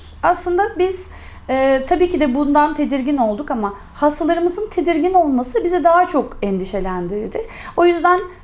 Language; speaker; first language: Turkish; native; Turkish